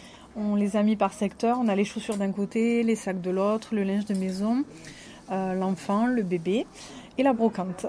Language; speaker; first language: French; native; French